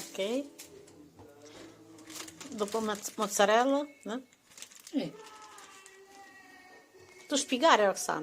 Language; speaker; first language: Italian; non-native, learner; Ukrainian